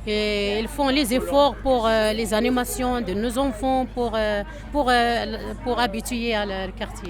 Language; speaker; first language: French; non-native, learner; Arabic